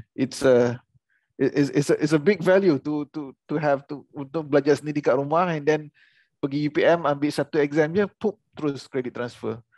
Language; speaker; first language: English; non-native, local second language; Malay